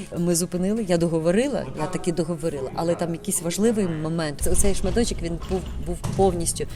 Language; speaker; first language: Ukrainian; non-native, local second language; Russian